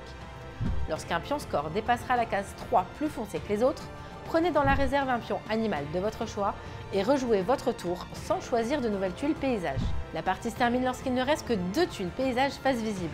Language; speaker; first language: French; native; French